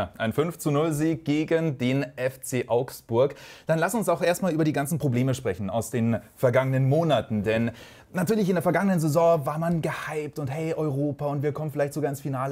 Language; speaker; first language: German; native; German